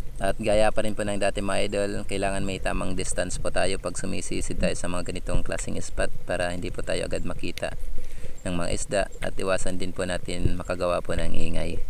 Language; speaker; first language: Filipino; non-native, local second language; Hiligaynon